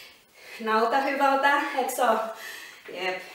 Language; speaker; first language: Finnish; non-native, learner; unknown